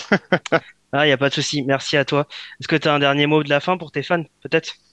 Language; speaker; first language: French; native; French